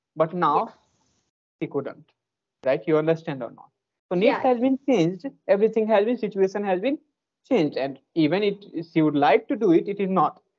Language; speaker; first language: English; non-native, local second language; Hindi